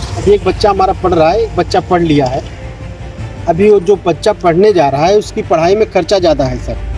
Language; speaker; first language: Hindi; native; Hindi